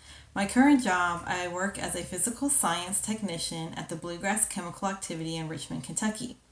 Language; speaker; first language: English; native; English